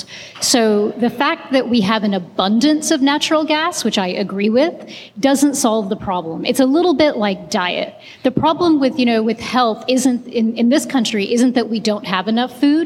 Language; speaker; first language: English; non-native, local second language; Hindi